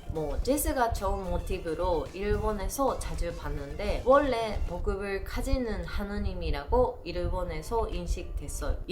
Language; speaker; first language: Korean; non-native, learner; Japanese